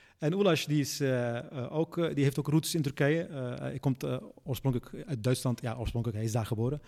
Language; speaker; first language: Dutch; early bilingual, other home language; Arabic